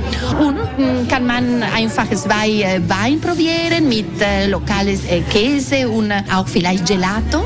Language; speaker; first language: German; non-native, local second language; Italian